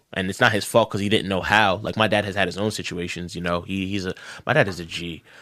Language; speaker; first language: English; early bilingual, other home language; Yoruba